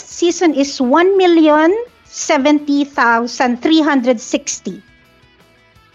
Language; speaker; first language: English; non-native, local second language; Filipino